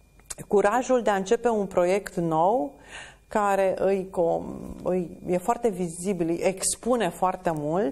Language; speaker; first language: Romanian; native; Romanian